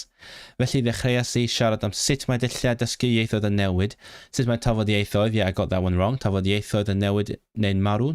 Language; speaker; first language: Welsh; non-native, learner; Cantonese